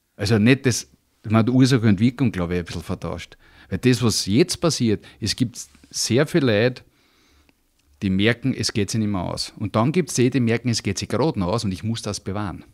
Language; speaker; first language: German; native; German